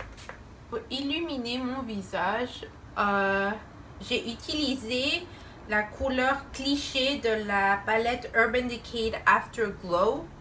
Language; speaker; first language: French; non-native, fluent; Spanish